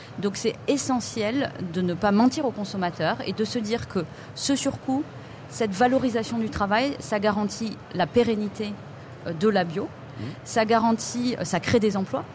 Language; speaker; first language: French; native; French